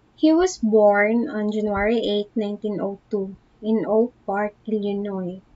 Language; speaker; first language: English; non-native, local second language; Filipino